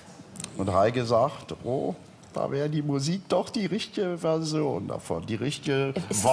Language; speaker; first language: German; native; German